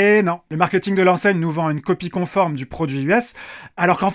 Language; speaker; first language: French; native; French